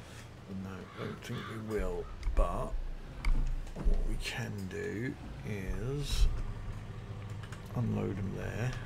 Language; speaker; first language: English; native; English